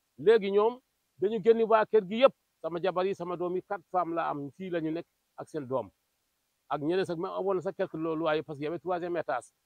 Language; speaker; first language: Wolof; non-native, local second language; Fula